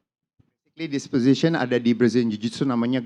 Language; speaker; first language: Indonesian; native; Indonesian